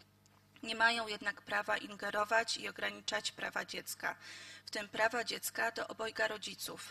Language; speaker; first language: Polish; native; Polish